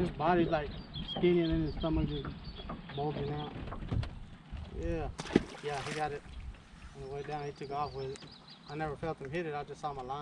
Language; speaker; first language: English; native; English